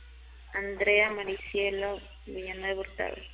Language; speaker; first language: Spanish; native; Spanish